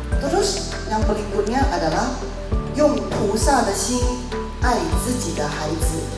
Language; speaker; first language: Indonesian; non-native, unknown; Chinese